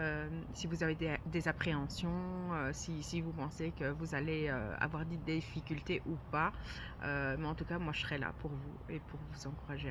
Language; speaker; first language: French; native; French